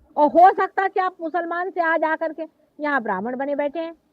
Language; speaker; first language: Hindi; non-native, local second language; Marathi